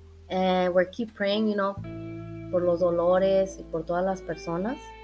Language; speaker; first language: English; early bilingual, other home language; Spanish